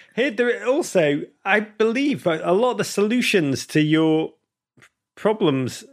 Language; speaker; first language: English; native; English